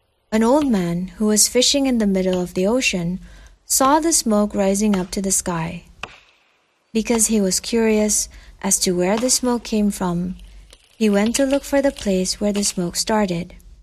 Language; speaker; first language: English; non-native, fluent; Indonesian